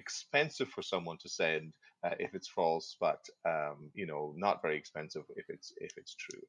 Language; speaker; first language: English; native; English